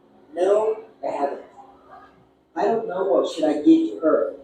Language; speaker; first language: English; non-native, learner; Indonesian